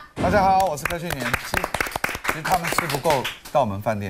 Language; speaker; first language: Chinese; native; Chinese